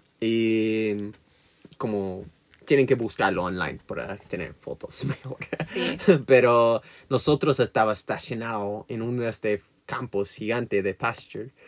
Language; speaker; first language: Spanish; non-native, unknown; English